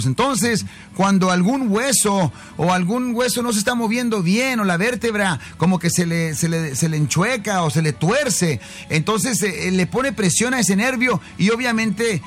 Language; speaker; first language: Spanish; native; Spanish